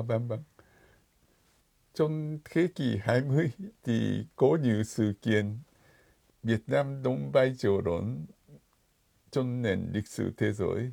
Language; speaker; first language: Vietnamese; non-native, fluent; Japanese